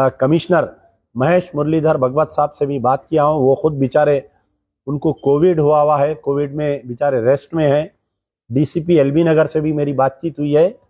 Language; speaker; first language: Hindi; non-native, local second language; Urdu